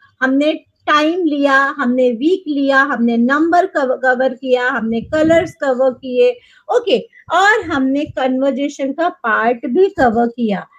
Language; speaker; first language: Hindi; native; Hindi